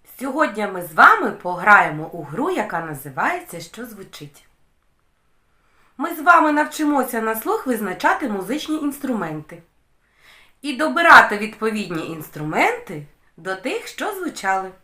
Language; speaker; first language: Ukrainian; native; Ukrainian